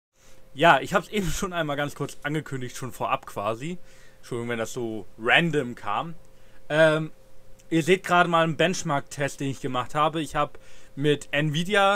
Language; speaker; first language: German; native; German